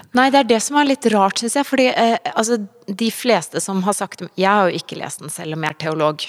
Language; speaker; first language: Norwegian; native; Norwegian